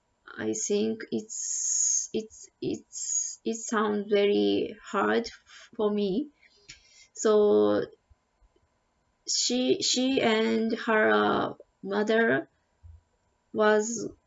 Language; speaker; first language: English; non-native, learner; Japanese